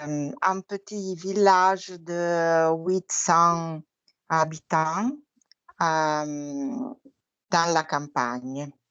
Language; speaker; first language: French; non-native, learner; Italian